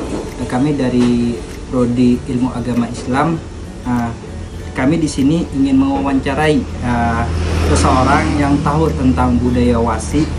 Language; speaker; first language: Indonesian; non-native, local second language; Banjar